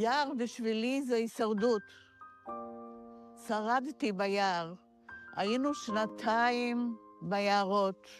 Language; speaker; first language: Hebrew; non-native, fluent; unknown